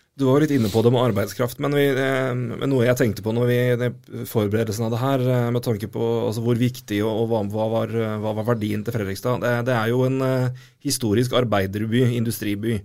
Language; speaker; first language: Norwegian; native; Norwegian